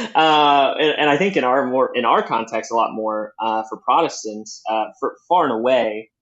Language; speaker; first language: English; native; English